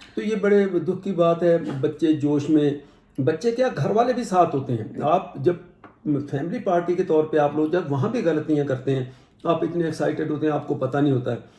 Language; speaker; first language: Urdu; non-native, local second language; Punjabi